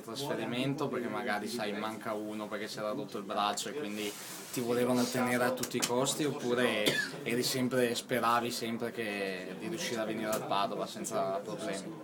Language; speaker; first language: Italian; native; Italian